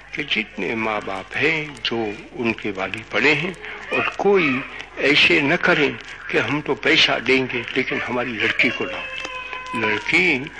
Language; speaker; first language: Hindi; non-native, local second language; Gujarati